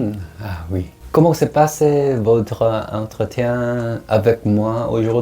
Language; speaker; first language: French; non-native, learner; Korean